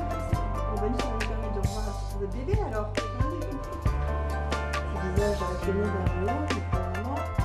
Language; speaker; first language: French; native; French